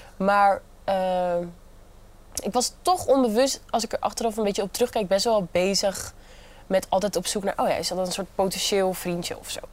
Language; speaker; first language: Dutch; native; Dutch